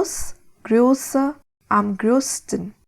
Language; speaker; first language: German; non-native, fluent; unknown